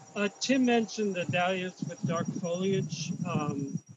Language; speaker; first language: English; native; English